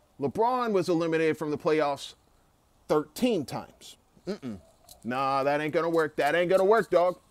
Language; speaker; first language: English; native; English